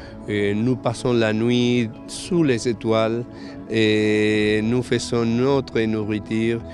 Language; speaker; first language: French; non-native, fluent; Spanish